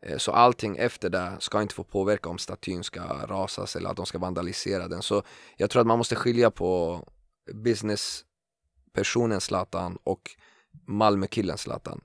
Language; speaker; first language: Swedish; early bilingual, other home language; Kurdish